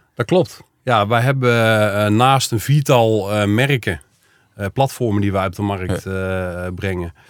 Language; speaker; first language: Dutch; native; Dutch